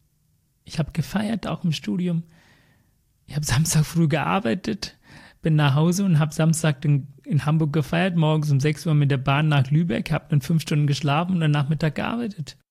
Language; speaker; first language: German; early bilingual, other home language; Tamil